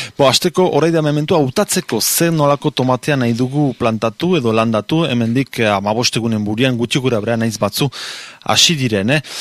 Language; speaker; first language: Basque; native; Basque